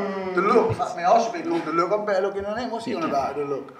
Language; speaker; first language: English; native; English